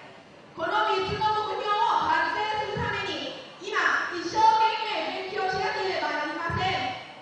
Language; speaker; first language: Japanese; non-native, learner; Lao